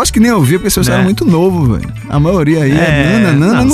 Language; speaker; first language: Portuguese; native; Portuguese